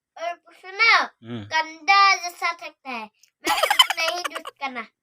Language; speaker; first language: Hindi; non-native, local second language; Assamese